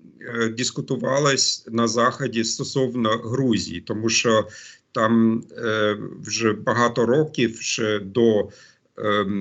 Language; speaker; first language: Ukrainian; non-native, fluent; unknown